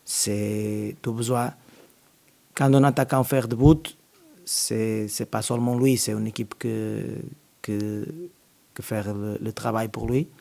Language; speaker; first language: French; non-native, learner; Portuguese